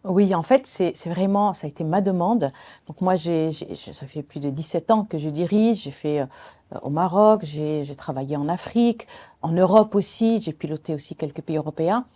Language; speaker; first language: French; non-native, local second language; Arabic